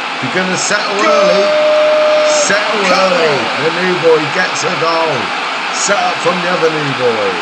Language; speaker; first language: English; native; English